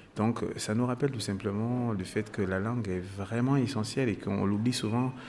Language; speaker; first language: French; non-native, local second language; Basaa